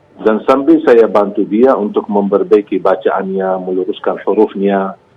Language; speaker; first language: Malay; non-native, fluent; Arabic